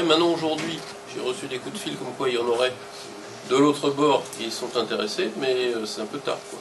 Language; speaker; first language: French; native; French